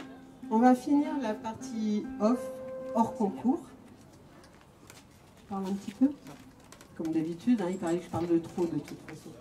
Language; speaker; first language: French; native; French